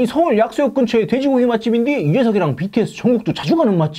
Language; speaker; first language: Korean; native; Korean